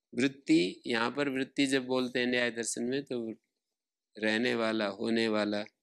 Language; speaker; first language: Hindi; native; Hindi